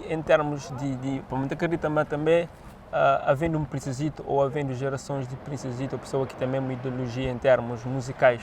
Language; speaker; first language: Portuguese; non-native, local second language; Kabuverdianu